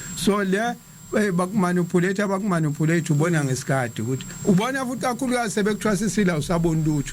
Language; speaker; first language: Zulu; native; Zulu